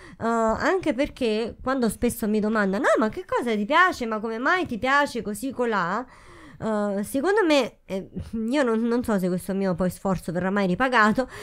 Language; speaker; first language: Italian; native; Italian